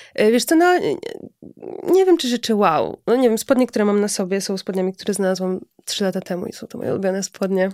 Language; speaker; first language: Polish; native; Polish